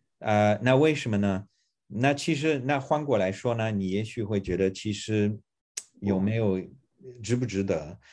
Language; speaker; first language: Chinese; non-native, fluent; English